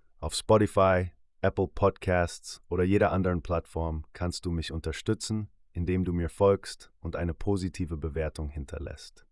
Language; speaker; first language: German; native; German